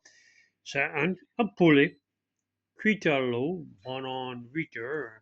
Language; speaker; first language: French; non-native, fluent; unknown